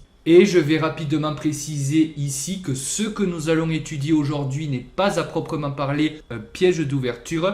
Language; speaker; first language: French; native; French